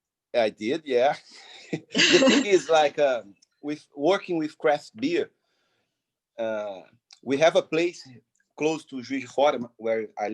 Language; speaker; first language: English; non-native, fluent; Portuguese